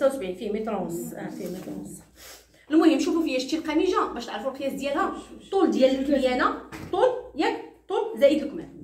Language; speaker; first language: Arabic; native; Arabic